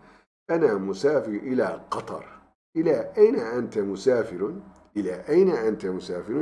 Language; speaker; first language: Arabic; non-native, fluent; Turkish